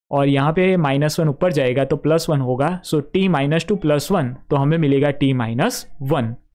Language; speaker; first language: Hindi; non-native, local second language; Gujarati